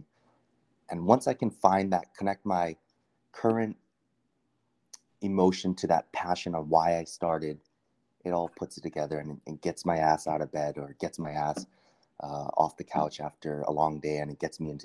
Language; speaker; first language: English; native; English